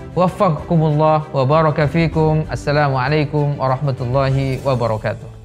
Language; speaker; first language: Arabic; non-native, fluent; Indonesian